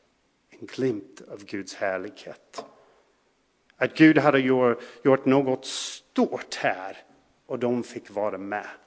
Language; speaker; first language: Swedish; non-native, fluent; English